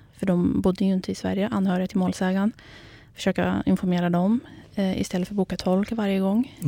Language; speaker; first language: Swedish; early bilingual, other home language; Kurdish